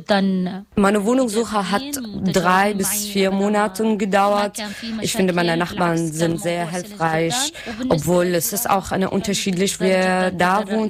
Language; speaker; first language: German; non-native, learner; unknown